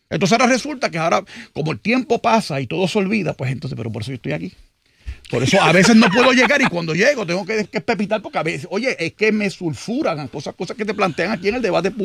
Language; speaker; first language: Spanish; native; Spanish